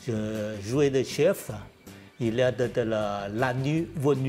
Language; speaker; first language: French; non-native, learner; Chinese